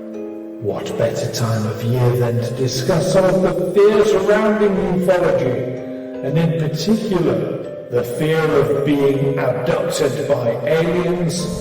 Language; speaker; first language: English; native; English